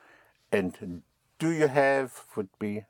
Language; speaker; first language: English; non-native, fluent; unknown